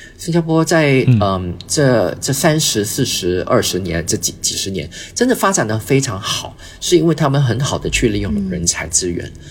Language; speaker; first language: Chinese; early bilingual, heritage; Chinese